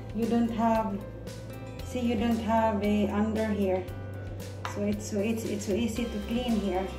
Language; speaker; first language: English; non-native, local second language; Cebuano